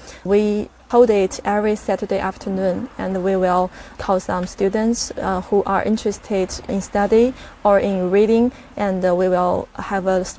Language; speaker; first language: English; non-native, fluent; Chinese